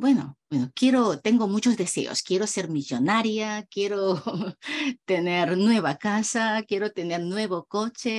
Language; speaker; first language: Spanish; non-native, fluent; Korean